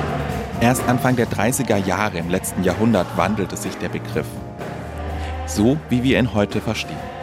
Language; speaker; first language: German; native; German